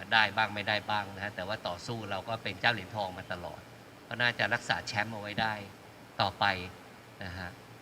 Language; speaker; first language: Thai; native; Thai